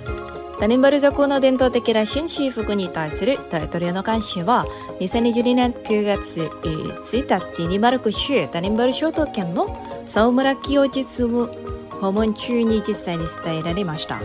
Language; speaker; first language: Japanese; non-native, fluent; Indonesian